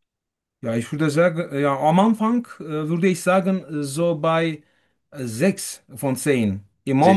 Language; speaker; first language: German; non-native, fluent; Turkish